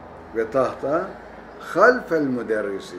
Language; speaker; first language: Arabic; non-native, fluent; Turkish